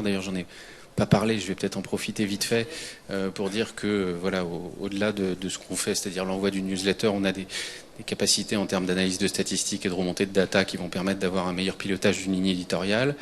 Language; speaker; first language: French; native; French